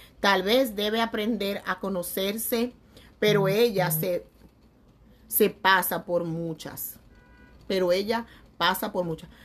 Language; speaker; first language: Spanish; native; Spanish